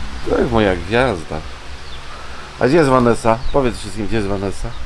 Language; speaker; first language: Polish; native; Polish